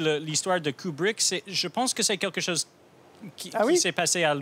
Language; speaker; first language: French; non-native, fluent; English